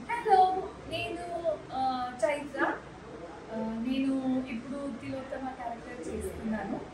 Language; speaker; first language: Telugu; non-native, learner; Kannada